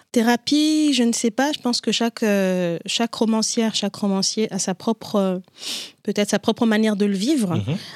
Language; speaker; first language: French; non-native, local second language; Ngazidja Comorian